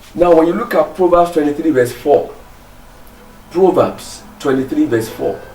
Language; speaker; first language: English; non-native, local second language; Yoruba